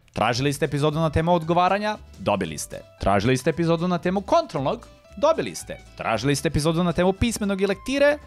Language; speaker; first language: Serbian; native; Serbian